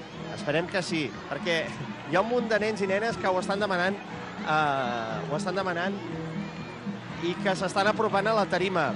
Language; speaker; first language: Catalan; native; Catalan